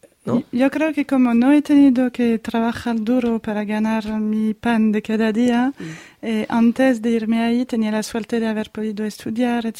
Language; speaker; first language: Spanish; non-native, fluent; French